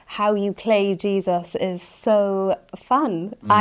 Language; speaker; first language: English; native; English